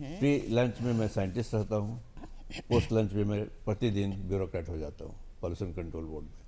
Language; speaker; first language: Hindi; non-native, local second language; Bangla